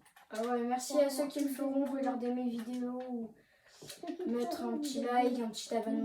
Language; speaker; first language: French; native; French